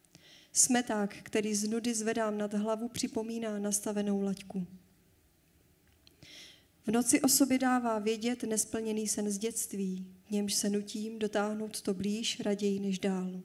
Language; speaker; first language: Czech; native; Czech